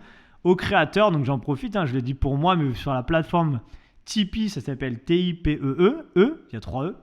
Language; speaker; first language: French; native; French